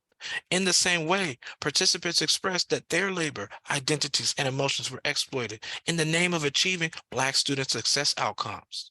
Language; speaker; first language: English; native; English